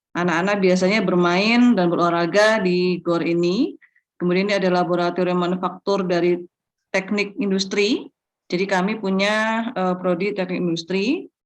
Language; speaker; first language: Indonesian; native; Indonesian